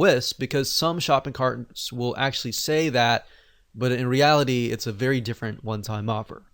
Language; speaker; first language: English; native; English